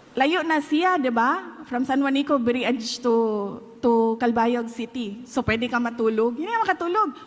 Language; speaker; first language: Filipino; non-native, local second language; Cebuano